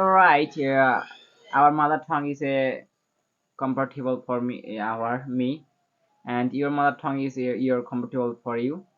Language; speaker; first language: English; non-native, learner; Bangla